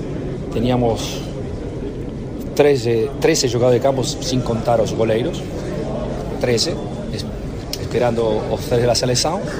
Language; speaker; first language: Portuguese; non-native, fluent; Spanish